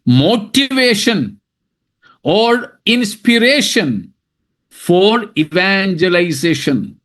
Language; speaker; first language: English; non-native, local second language; Malayalam